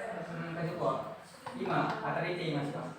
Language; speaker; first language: Japanese; non-native, fluent; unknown